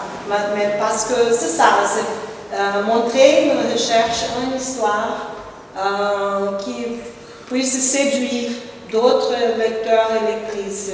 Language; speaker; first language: French; non-native, fluent; Portuguese